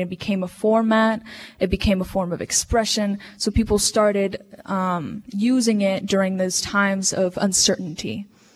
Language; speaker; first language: English; early bilingual, other home language; Spanish